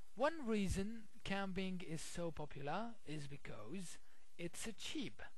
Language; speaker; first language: English; non-native, fluent; Arabic